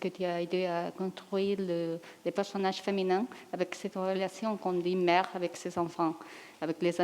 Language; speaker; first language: French; non-native, learner; Spanish